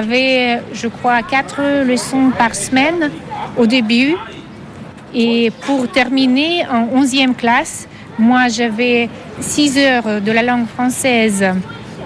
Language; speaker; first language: French; non-native, fluent; Russian